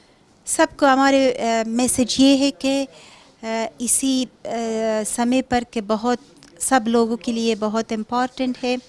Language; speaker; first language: Hindi; non-native, fluent; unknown